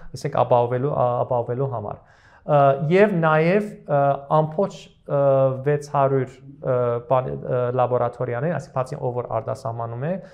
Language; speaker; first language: Armenian; early bilingual, heritage; Armenian